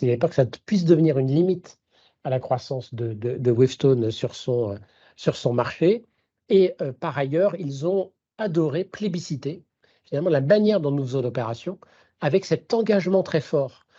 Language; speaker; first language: French; native; French